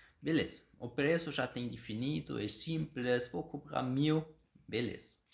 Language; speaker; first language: Portuguese; non-native, fluent; German